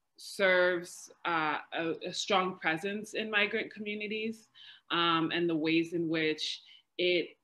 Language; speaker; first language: English; native; English